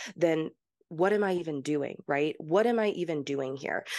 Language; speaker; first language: English; early bilingual, heritage; English